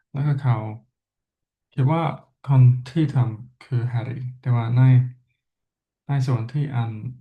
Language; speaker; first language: Thai; non-native, learner; English